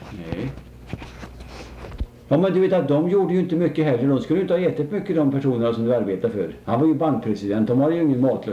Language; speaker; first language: Swedish; native; Swedish